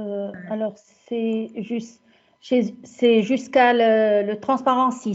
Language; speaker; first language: French; non-native, local second language; Arabic